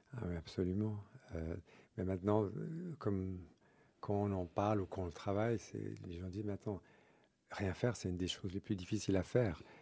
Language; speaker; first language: French; early bilingual, other home language; English